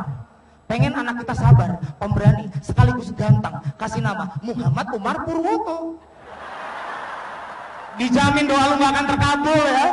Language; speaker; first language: Indonesian; native; Indonesian